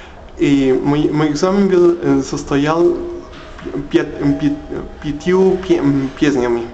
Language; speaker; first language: Russian; non-native, learner; Spanish